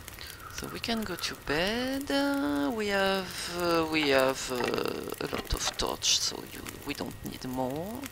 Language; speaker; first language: English; non-native, learner; French